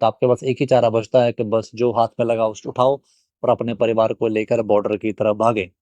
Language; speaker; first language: Hindi; native; Hindi